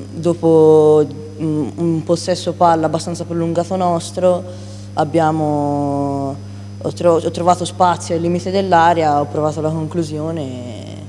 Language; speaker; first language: Italian; native; Italian